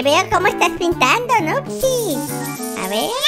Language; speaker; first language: Spanish; native; Spanish